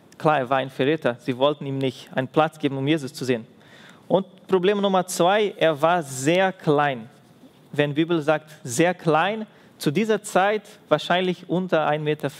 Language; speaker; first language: German; non-native, fluent; Portuguese